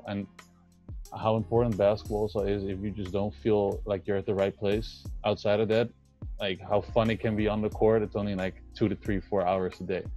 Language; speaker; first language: English; non-native, fluent; Dutch